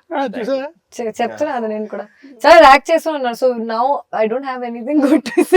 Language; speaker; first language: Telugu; non-native, fluent; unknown